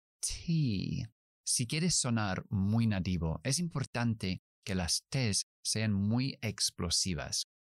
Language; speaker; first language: Spanish; non-native, fluent; English